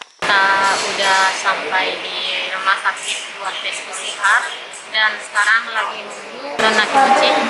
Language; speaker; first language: Indonesian; native; Indonesian